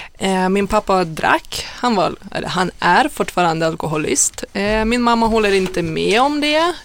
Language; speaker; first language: Swedish; non-native, fluent; Lithuanian